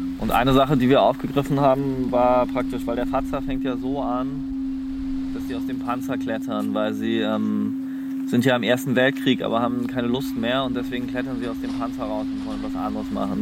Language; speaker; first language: German; native; German